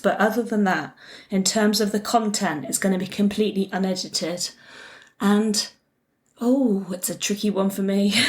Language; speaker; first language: English; native; English